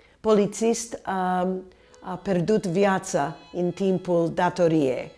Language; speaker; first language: Romanian; early bilingual, heritage; Romanian